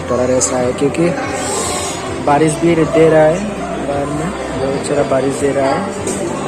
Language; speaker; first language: Hindi; non-native, local second language; Bodo